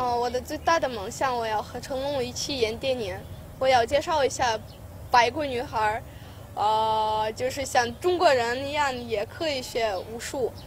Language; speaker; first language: Chinese; non-native, fluent; Ukrainian